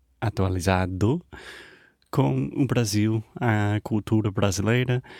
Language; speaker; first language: Portuguese; non-native, fluent; English